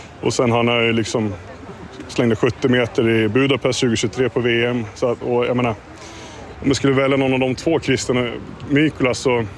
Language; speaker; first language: Swedish; native; Swedish